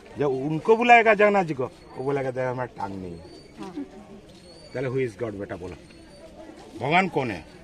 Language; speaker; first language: Hindi; non-native, local second language; Odia